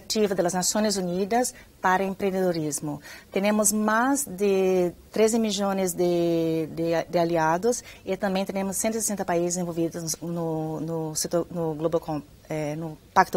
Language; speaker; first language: Spanish; non-native, fluent; Portuguese